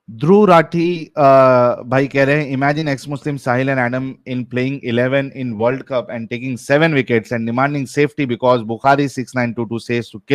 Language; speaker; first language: Hindi; native; Hindi